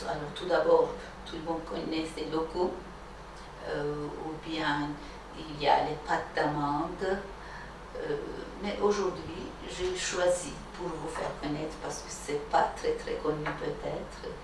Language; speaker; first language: French; non-native, fluent; Turkish